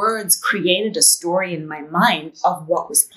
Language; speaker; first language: English; native; English